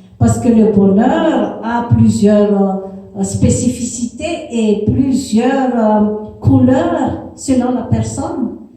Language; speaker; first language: French; non-native, local second language; Malagasy